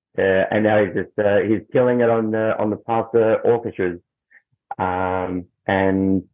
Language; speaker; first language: English; native; English